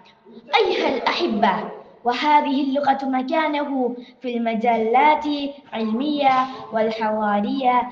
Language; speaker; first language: Arabic; non-native, learner; Malayalam